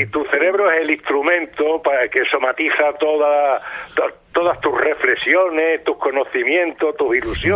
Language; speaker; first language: Spanish; native; Spanish